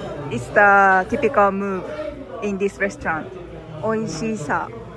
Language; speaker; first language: English; non-native, fluent; Japanese